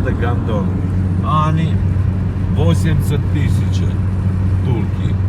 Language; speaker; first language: Russian; non-native, learner; Armenian